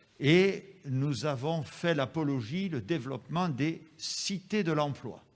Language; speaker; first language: French; native; French